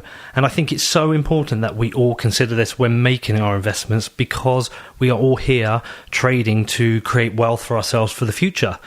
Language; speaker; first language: English; native; English